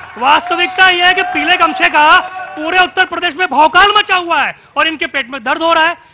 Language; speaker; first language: Hindi; native; Hindi